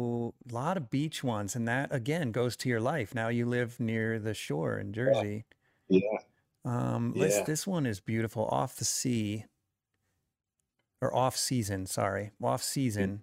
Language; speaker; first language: English; native; English